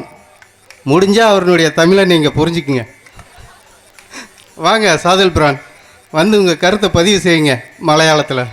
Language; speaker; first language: Tamil; native; Tamil